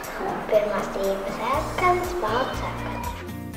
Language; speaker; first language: Latvian; early bilingual, heritage; Latvian